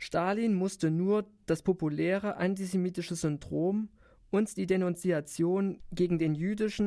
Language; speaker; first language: German; native; German